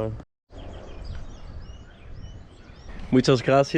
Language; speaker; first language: Spanish; non-native, learner; Dutch